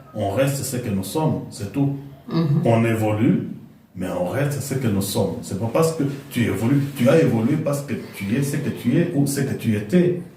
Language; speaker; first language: French; non-native, local second language; Lingala